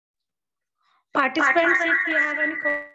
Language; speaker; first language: English; non-native, local second language; Hindi